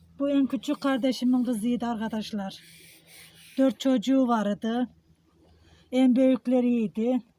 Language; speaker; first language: Turkish; native; Turkish